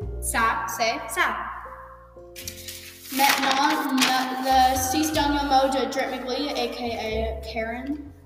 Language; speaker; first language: French; non-native, learner; English